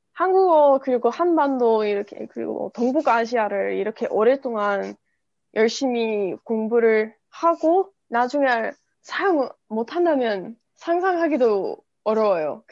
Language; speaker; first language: Korean; non-native, fluent; English